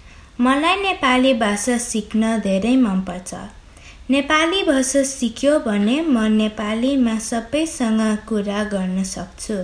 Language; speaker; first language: Nepali; early bilingual, heritage; Nepali